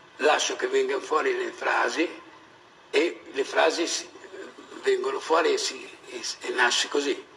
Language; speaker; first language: Italian; native; Italian